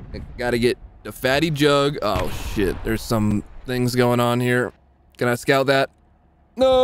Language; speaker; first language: English; native; English